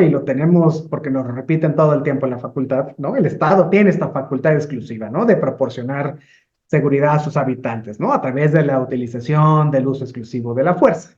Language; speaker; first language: Spanish; native; Spanish